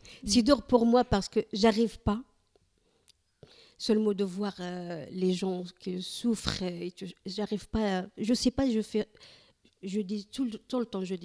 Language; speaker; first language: French; non-native, learner; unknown